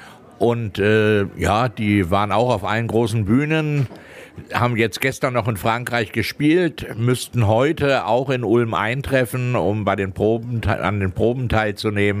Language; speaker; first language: German; native; German